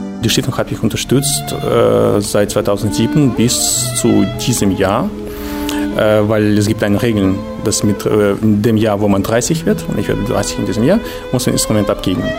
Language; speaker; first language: German; non-native, fluent; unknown